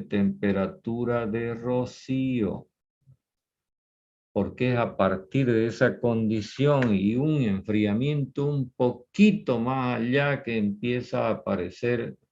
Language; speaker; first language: Spanish; native; Spanish